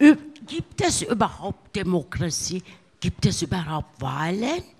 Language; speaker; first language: German; non-native, fluent; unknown